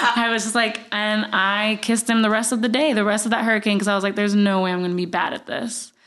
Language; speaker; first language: English; non-native, fluent; Spanish